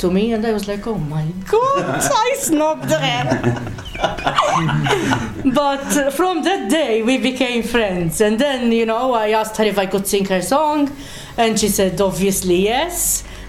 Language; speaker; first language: English; non-native, fluent; Maltese